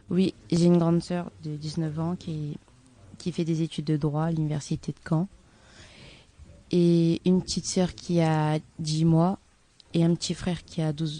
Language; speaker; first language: French; early bilingual, other home language; Portuguese